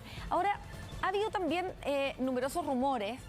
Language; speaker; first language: Spanish; native; Spanish